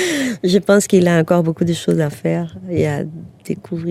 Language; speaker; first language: French; non-native, fluent; Portuguese